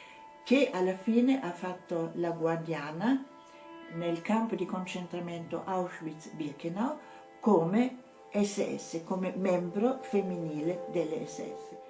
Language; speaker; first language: Italian; non-native, fluent; German